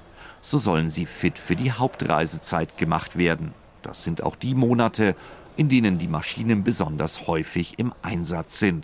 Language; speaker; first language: German; native; German